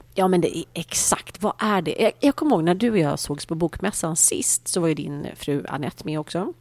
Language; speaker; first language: Swedish; native; Swedish